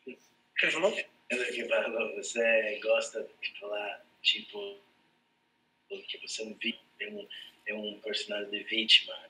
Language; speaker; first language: Portuguese; non-native, fluent; English